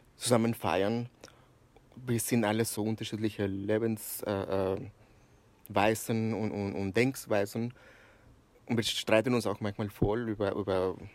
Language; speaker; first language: German; non-native, fluent; Spanish